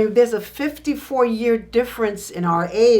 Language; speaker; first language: English; native; English